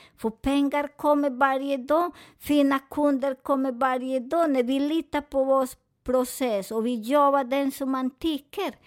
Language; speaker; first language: Swedish; non-native, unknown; Spanish